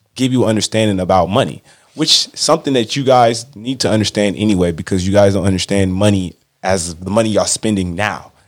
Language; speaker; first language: English; native; English